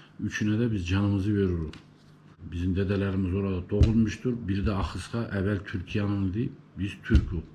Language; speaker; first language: Turkish; early bilingual, heritage; Turkish